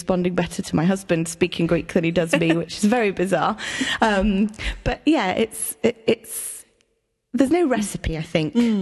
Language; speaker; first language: English; native; English